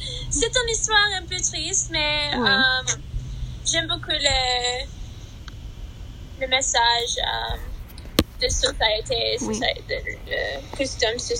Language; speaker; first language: French; non-native, learner; English